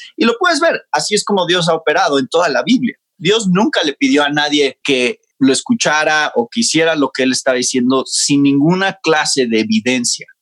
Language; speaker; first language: Spanish; native; Spanish